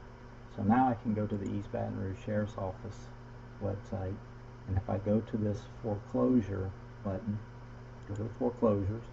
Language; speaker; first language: English; native; English